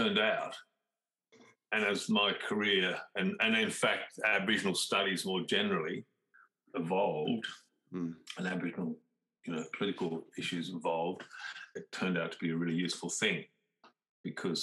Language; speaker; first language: English; native; English